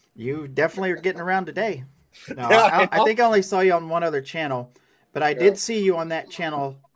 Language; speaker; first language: English; native; English